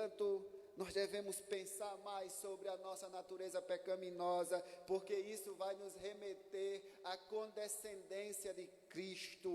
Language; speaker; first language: Portuguese; native; Portuguese